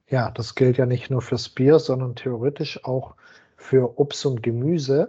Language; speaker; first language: German; native; German